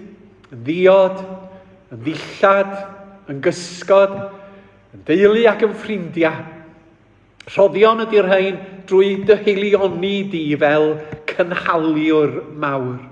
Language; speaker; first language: Welsh; native; Welsh